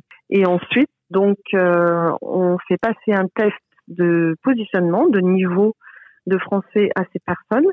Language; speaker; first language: French; native; French